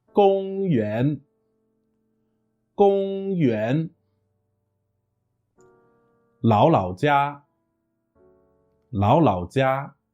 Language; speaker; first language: Chinese; non-native, fluent; English